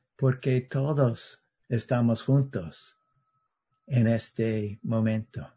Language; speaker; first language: Spanish; non-native, learner; English